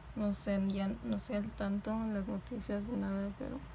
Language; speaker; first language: Spanish; early bilingual, heritage; Spanish